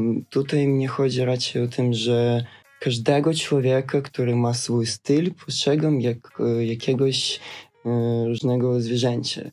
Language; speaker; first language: Polish; non-native, fluent; Russian